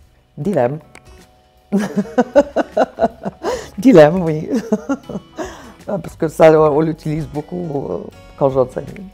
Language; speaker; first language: French; non-native, fluent; Arabic